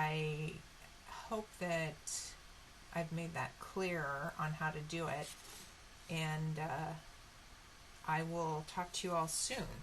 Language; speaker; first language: English; native; English